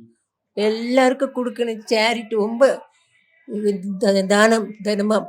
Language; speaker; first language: Tamil; non-native, local second language; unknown